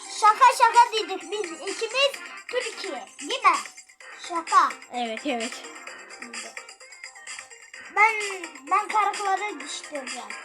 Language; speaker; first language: Turkish; early bilingual, other home language; Arabic